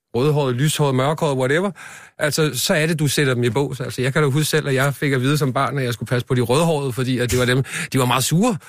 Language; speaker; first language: Danish; early bilingual, other home language; Spanish